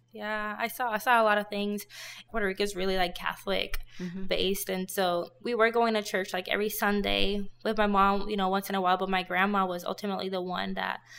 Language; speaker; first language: English; non-native, fluent; Spanish